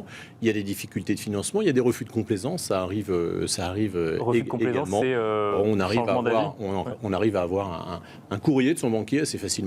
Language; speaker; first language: French; native; French